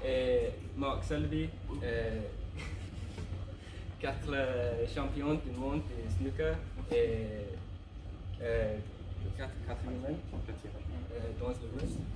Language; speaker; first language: French; non-native, learner; English